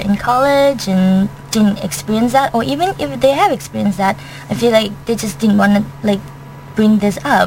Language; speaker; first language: English; non-native, fluent; Thai